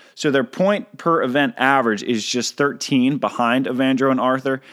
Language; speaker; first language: English; native; English